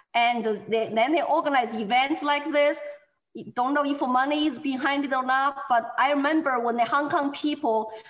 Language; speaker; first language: English; non-native, fluent; Chinese